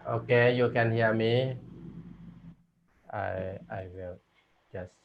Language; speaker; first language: English; non-native, learner; Thai